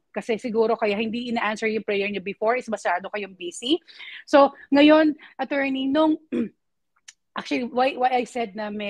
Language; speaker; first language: Filipino; native; Filipino